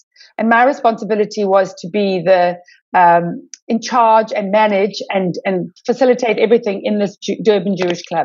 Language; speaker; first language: English; native; English